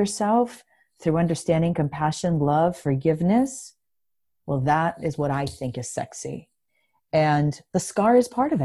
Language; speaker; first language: English; non-native, fluent; Greek